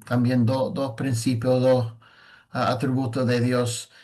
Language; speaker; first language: Spanish; non-native, fluent; English